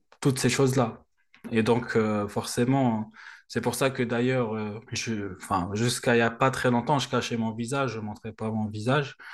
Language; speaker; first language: French; non-native, local second language; Arabic